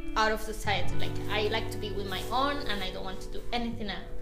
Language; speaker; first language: English; non-native, fluent; Spanish